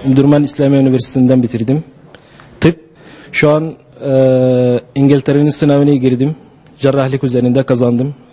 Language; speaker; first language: Turkish; non-native, learner; Arabic